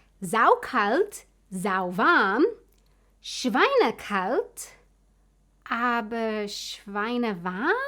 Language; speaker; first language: German; non-native, fluent; English